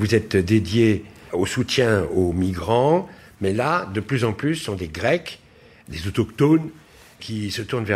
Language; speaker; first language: French; native; French